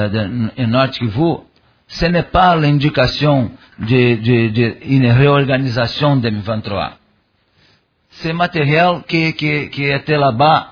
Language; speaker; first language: French; non-native, learner; Portuguese